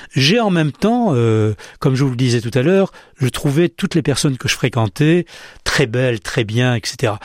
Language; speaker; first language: French; native; French